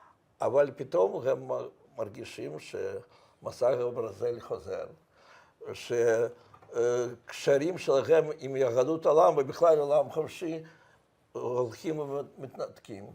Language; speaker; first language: Hebrew; non-native, fluent; Russian